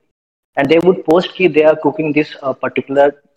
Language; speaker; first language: English; non-native, local second language; Hindi